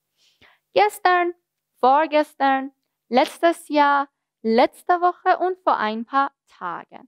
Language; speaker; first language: German; non-native, fluent; Persian